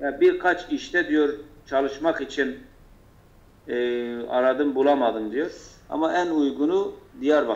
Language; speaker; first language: Turkish; non-native, local second language; Kurdish